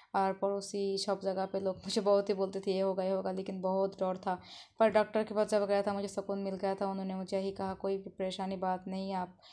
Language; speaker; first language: Hindi; non-native, learner; Bangla